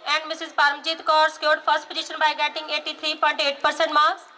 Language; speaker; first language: English; non-native, local second language; Punjabi